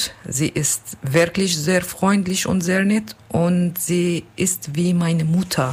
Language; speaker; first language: German; non-native, learner; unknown